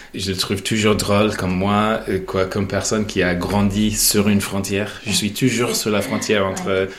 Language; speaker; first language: French; non-native, fluent; English